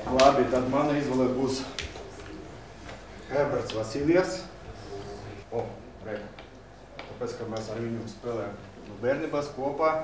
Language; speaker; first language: Latvian; non-native, local second language; Russian